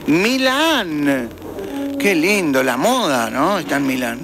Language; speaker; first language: Spanish; native; Spanish